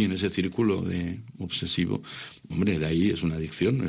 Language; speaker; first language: Spanish; native; Spanish